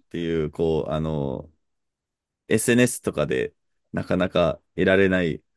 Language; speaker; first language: Japanese; native; Japanese